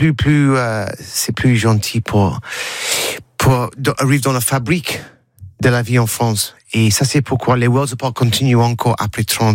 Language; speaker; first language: French; non-native, learner; English